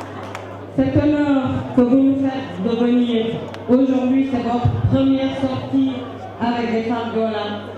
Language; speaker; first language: French; non-native, local second language; Jola-Fonyi